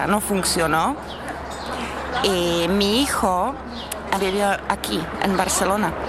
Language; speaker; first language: Spanish; non-native, learner; Czech